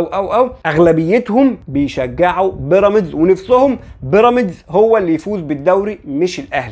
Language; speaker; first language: Arabic; native; Arabic